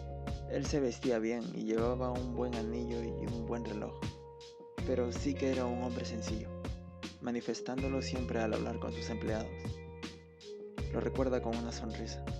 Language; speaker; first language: Spanish; native; Spanish